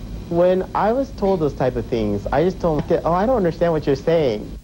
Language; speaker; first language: English; early bilingual, other home language; Japanese